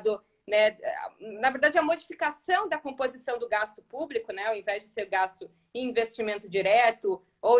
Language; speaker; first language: Portuguese; native; Portuguese